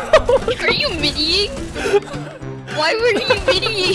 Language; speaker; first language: English; native; English